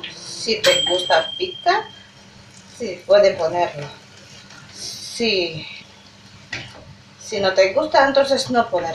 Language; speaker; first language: Spanish; non-native, learner; Indonesian